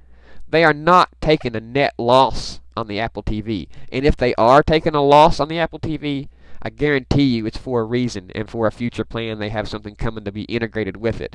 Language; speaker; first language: English; native; English